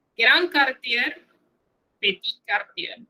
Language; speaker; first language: French; non-native, fluent; Spanish